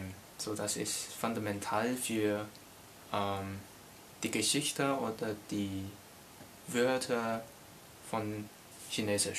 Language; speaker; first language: German; non-native, learner; Cantonese